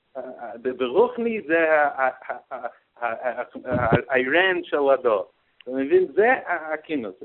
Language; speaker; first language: Hebrew; non-native, learner; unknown